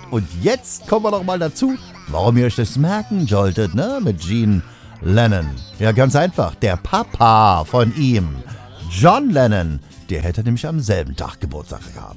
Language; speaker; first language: German; native; German